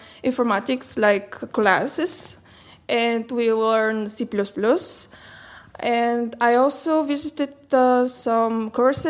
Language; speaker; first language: English; non-native, learner; Bulgarian